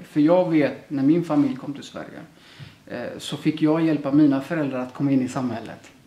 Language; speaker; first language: Swedish; early bilingual, other home language; Somali